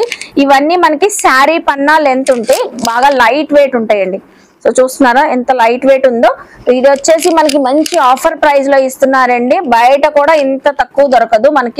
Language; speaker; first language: Telugu; native; Telugu